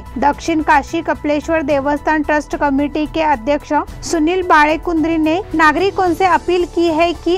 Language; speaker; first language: Hindi; non-native, local second language; Marathi